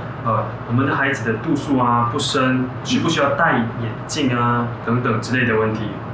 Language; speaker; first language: Chinese; native; Chinese